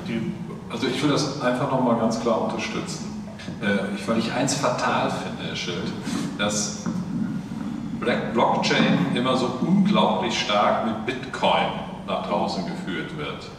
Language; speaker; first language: German; native; German